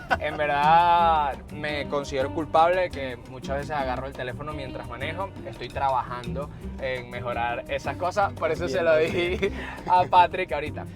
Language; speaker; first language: Spanish; native; Spanish